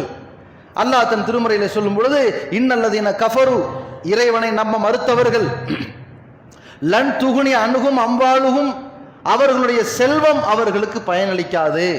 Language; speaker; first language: Tamil; native; Tamil